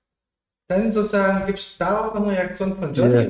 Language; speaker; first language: German; native; German